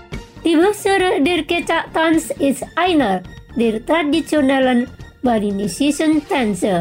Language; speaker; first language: German; non-native, fluent; Indonesian